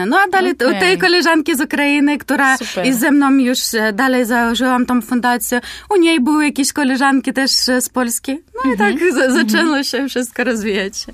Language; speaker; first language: Polish; non-native, learner; Ukrainian